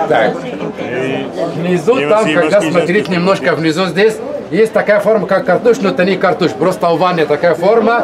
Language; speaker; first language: Russian; non-native, fluent; Arabic